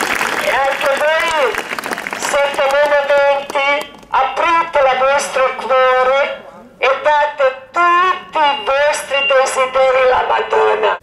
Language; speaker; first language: Italian; non-native, learner; Croatian